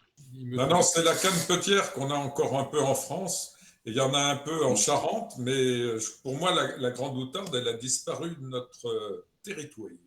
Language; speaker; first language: French; native; French